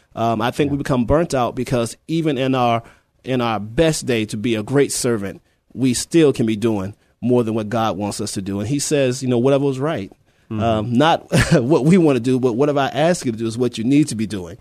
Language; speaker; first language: English; native; English